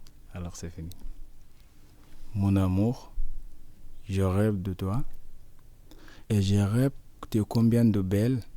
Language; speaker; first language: French; non-native, learner; Arabic